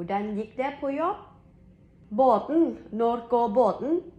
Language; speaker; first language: Norwegian; non-native, learner; Thai